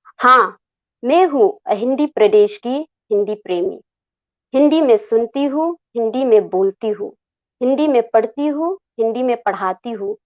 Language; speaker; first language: Hindi; non-native, local second language; Khasi